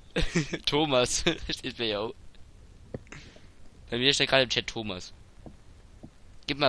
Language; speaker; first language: German; native; German